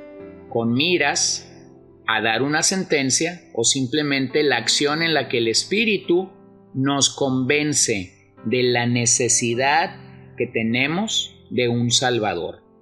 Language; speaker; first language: Spanish; native; Spanish